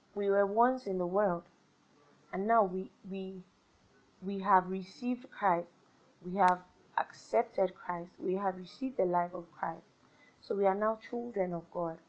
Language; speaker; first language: English; non-native, local second language; Yoruba